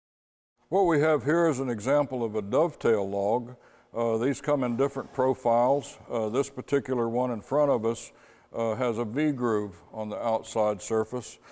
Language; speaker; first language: English; native; English